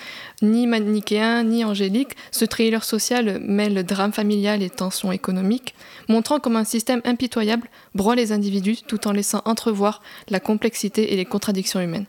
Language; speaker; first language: French; native; French